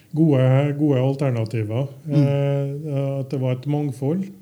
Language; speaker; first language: Norwegian; native; Norwegian